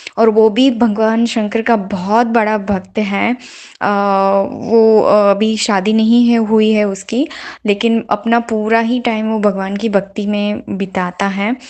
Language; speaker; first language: Hindi; non-native, local second language; Gujarati